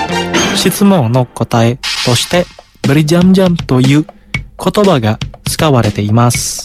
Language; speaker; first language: Japanese; non-native, fluent; Indonesian